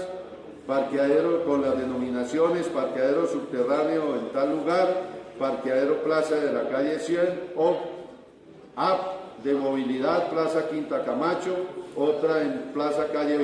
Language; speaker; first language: Spanish; native; Spanish